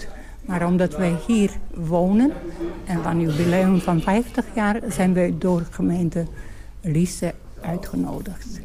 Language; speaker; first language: Dutch; non-native, learner; Bosnian